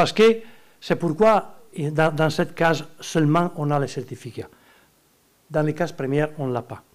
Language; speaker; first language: French; non-native, learner; Italian